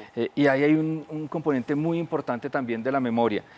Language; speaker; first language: Spanish; native; Spanish